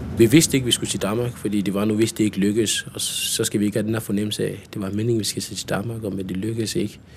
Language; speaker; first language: Danish; early bilingual, other home language; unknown